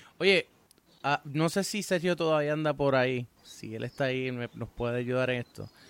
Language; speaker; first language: Spanish; native; Spanish